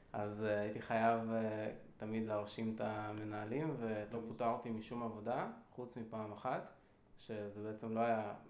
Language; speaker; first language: Hebrew; early bilingual, other home language; Russian